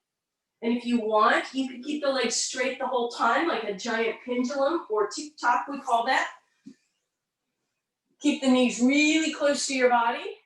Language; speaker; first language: English; native; English